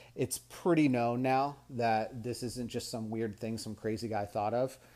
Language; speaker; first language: English; native; English